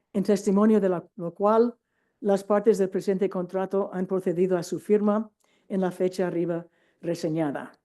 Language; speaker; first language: Spanish; non-native, fluent; English